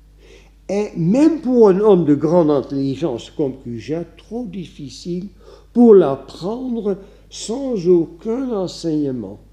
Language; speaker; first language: French; non-native, fluent; Dutch